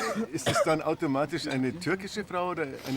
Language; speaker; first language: German; native; German